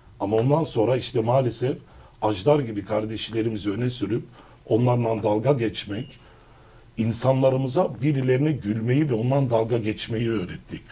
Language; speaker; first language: Turkish; early bilingual, heritage; Turkish